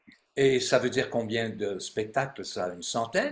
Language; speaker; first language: French; native; French